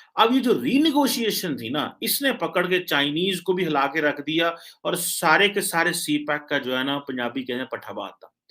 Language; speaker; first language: Urdu; native; Urdu